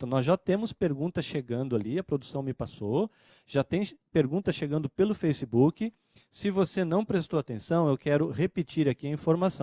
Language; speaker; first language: Portuguese; native; Portuguese